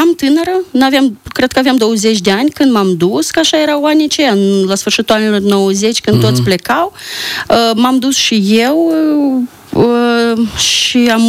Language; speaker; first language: Romanian; native; Romanian